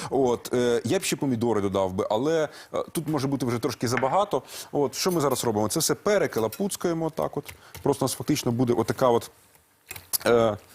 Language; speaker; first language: Ukrainian; native; Ukrainian